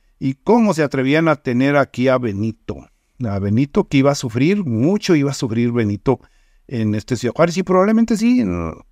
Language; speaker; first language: Spanish; native; Spanish